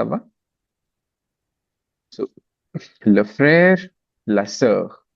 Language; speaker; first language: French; non-native, fluent; Hindi